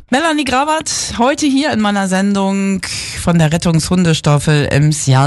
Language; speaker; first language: German; native; German